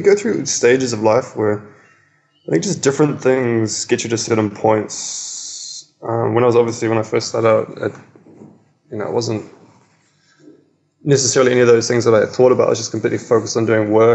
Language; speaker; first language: English; native; English